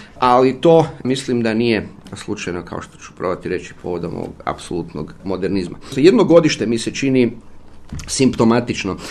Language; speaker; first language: Croatian; native; Croatian